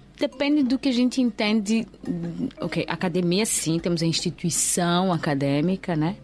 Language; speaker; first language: Portuguese; native; Portuguese